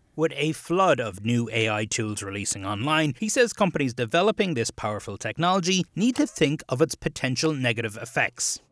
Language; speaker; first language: English; native; English